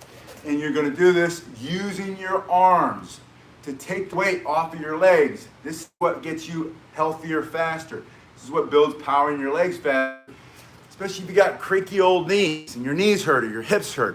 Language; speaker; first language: English; native; English